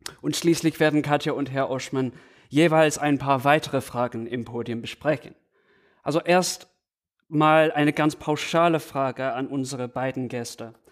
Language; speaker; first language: German; non-native, fluent; English